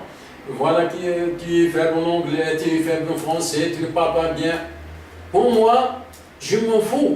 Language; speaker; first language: French; non-native, local second language; Arabic